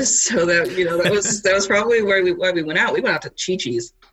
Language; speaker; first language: English; native; English